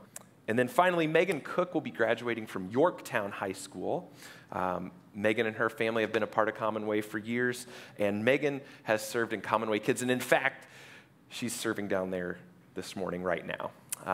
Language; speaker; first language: English; native; English